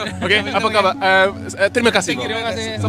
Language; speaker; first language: Indonesian; non-native, learner; Russian